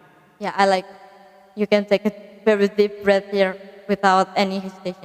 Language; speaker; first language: English; non-native, learner; Indonesian